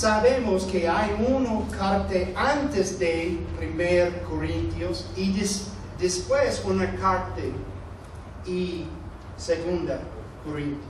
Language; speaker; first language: Spanish; non-native, fluent; English